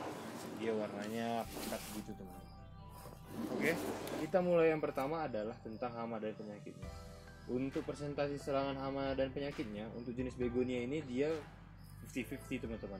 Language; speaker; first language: Indonesian; native; Indonesian